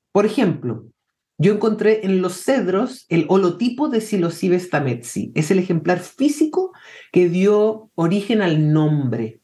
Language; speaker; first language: Spanish; early bilingual, heritage; Spanish